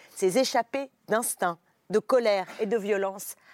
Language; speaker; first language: French; native; French